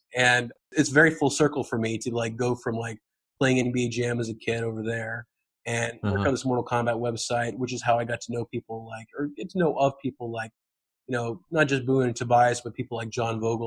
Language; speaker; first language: English; native; English